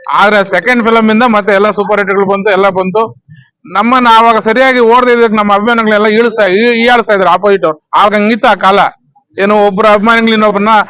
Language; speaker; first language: Kannada; non-native, local second language; Telugu